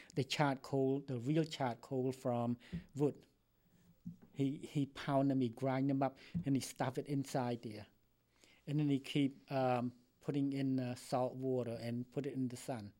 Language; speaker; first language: English; non-native, fluent; Khmer